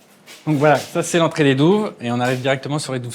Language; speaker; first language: French; native; French